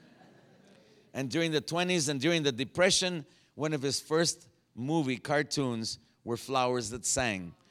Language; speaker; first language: English; native; English